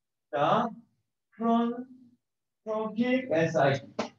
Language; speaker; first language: Korean; native; Korean